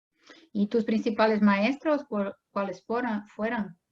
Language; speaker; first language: Spanish; non-native, fluent; Portuguese